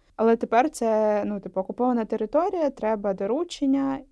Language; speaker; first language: Ukrainian; non-native, local second language; Russian